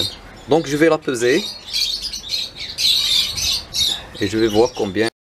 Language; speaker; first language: French; non-native, local second language; Arabic